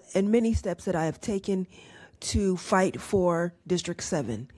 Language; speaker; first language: English; native; English